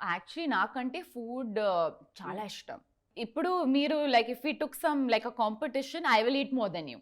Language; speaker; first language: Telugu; non-native, learner; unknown